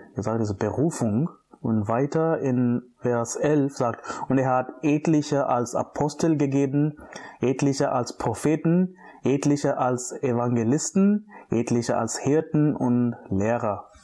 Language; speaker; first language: German; non-native, fluent; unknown